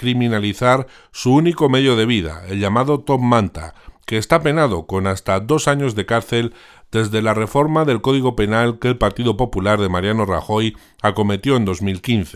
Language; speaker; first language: Spanish; native; Spanish